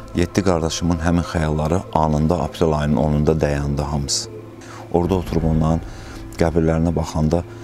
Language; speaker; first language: Azerbaijani; native; Azerbaijani